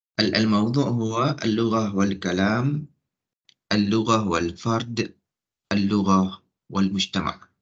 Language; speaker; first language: Arabic; non-native, fluent; Malay